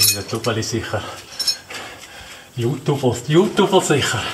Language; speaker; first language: German; native; German